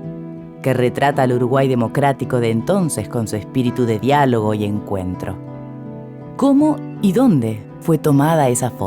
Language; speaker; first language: Spanish; native; Spanish